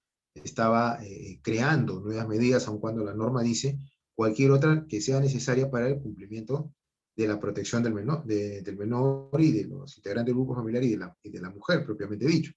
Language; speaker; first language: Spanish; native; Spanish